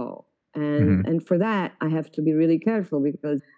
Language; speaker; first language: English; non-native, fluent; Italian